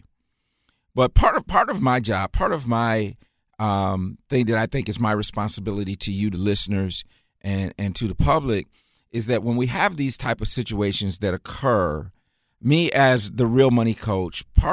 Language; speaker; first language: English; native; English